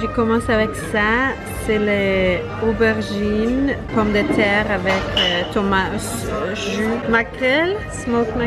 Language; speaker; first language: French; non-native, learner; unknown